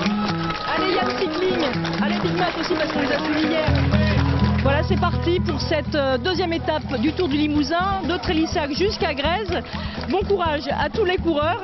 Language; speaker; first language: French; native; French